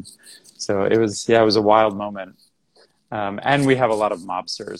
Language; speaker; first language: English; native; English